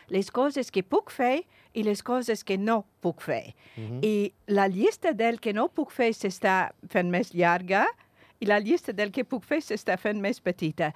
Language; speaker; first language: Catalan; non-native, fluent; English